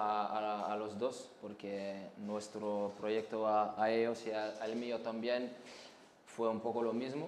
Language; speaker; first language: Spanish; non-native, fluent; French